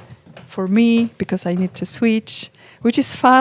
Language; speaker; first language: English; non-native, fluent; Polish